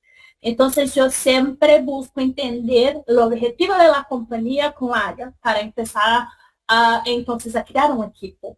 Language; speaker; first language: Spanish; non-native, fluent; Portuguese